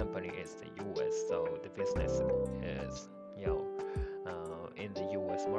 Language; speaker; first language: English; non-native, learner; Japanese